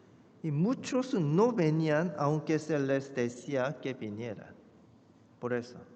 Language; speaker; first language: Spanish; non-native, fluent; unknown